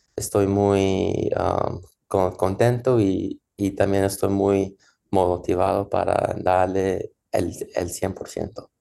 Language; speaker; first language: Spanish; early bilingual, heritage; Spanish